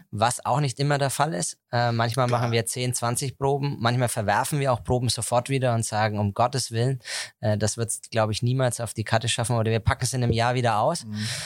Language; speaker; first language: German; native; German